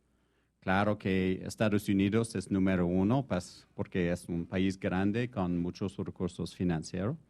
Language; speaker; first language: Spanish; non-native, fluent; French